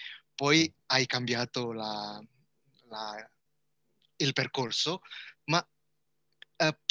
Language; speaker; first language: Italian; non-native, learner; Indonesian